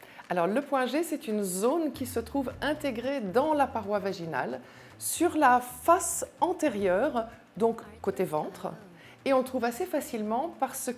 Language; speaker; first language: French; native; French